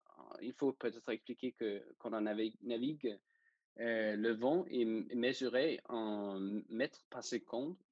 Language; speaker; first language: French; non-native, fluent; Danish